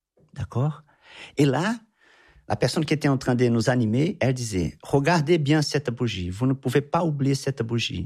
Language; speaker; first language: French; non-native, fluent; Portuguese